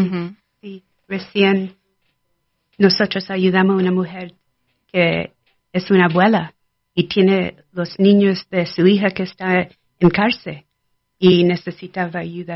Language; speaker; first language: Spanish; non-native, learner; English